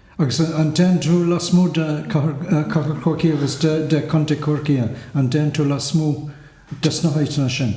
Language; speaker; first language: Irish; native; Irish